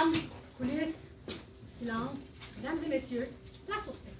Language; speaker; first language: French; native; French